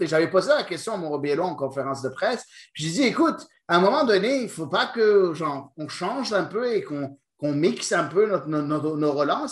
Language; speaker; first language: French; native; French